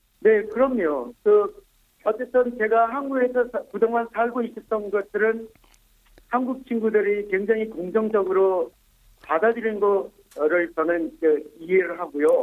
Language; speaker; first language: Korean; non-native, fluent; Nepali